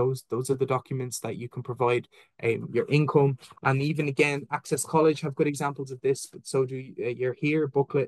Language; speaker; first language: English; native; English